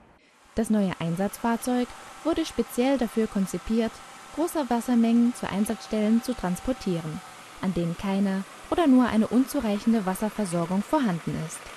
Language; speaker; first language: German; native; German